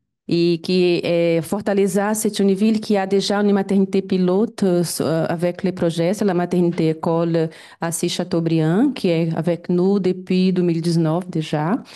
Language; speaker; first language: French; non-native, fluent; Portuguese